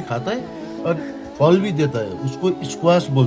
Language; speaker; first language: Hindi; non-native, local second language; Nepali